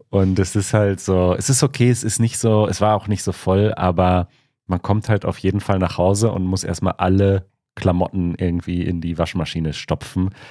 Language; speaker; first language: German; native; German